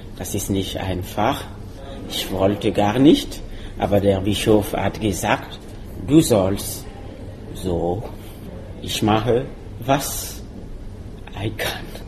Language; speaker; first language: German; non-native, learner; Mossi